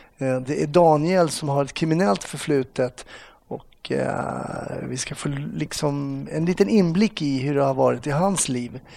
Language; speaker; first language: Swedish; native; Swedish